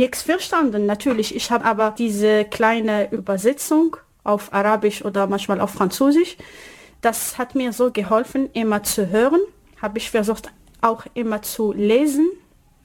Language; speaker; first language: German; non-native, learner; Arabic